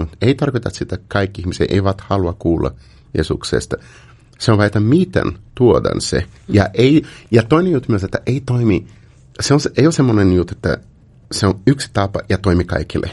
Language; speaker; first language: Finnish; non-native, fluent; Portuguese